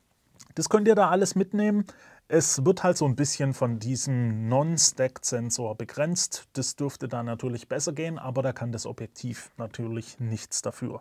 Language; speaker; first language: German; native; German